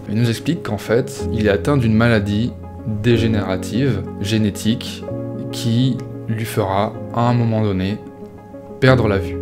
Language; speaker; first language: French; native; French